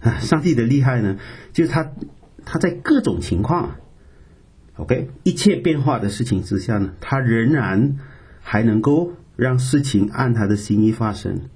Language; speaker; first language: Chinese; native; Chinese